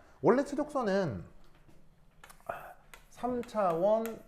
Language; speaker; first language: Korean; native; Korean